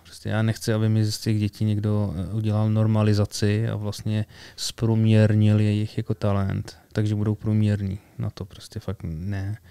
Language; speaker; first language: Czech; early bilingual, other home language; Arabic